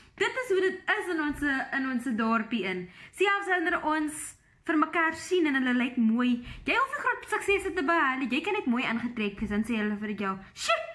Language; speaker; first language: Afrikaans; native; Afrikaans